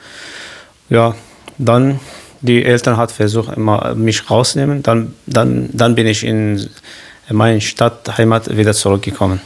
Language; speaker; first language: German; non-native, learner; Kurdish